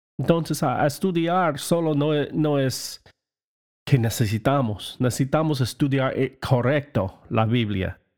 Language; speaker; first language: Spanish; non-native, learner; English